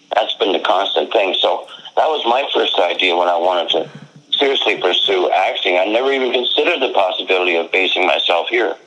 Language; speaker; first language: English; native; English